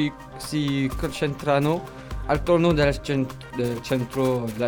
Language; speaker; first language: Italian; non-native, learner; French